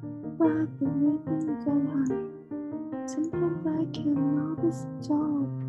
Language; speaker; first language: English; non-native, learner; Chinese